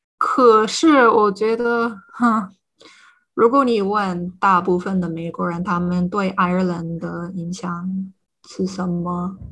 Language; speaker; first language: Chinese; non-native, fluent; English